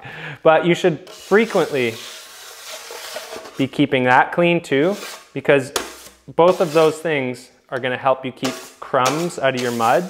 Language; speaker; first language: English; native; English